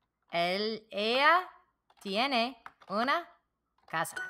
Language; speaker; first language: Spanish; non-native, learner; English